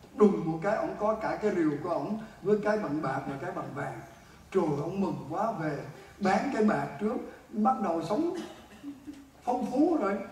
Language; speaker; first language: Vietnamese; native; Vietnamese